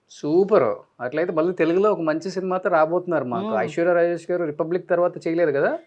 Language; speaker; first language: Telugu; native; Telugu